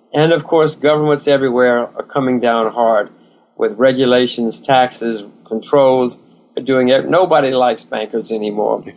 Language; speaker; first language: English; native; English